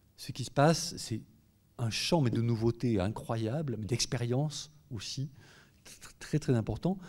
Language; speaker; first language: French; native; French